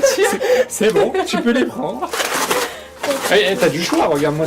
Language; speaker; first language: French; native; French